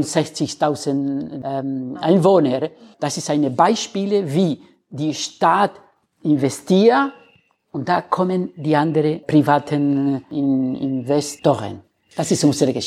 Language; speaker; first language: German; non-native, learner; Spanish